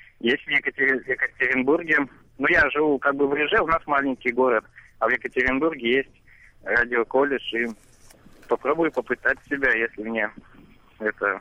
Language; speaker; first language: Russian; native; Russian